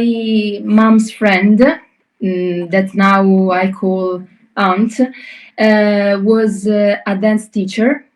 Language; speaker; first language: English; non-native, learner; Italian